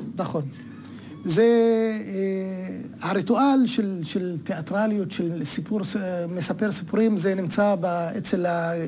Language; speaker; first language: Hebrew; non-native, local second language; Arabic